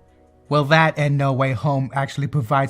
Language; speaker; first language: English; native; English